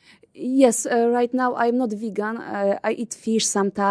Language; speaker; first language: English; non-native, learner; Polish